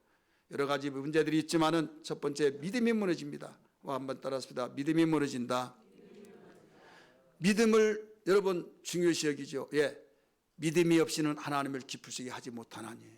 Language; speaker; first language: Korean; native; Korean